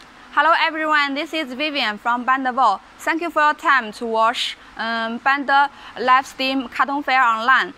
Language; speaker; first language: English; non-native, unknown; Chinese